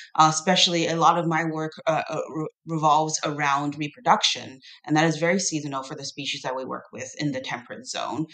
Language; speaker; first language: English; non-native, fluent; Chinese